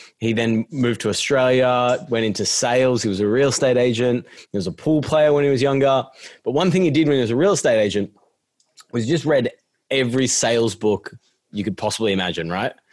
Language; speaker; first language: English; native; English